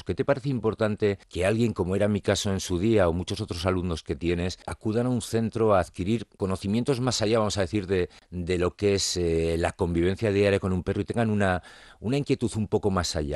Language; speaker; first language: Spanish; native; Spanish